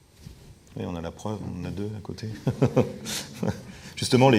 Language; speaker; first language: French; native; French